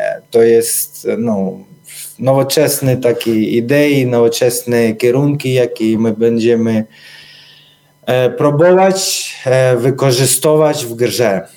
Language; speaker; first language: Polish; non-native, learner; Ukrainian